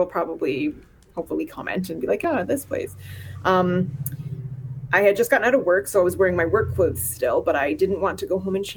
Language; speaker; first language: English; native; English